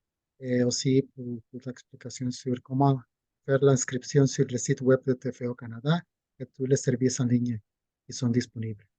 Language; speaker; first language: French; non-native, fluent; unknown